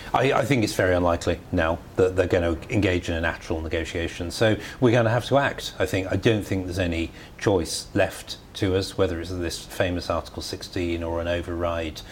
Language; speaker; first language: English; native; English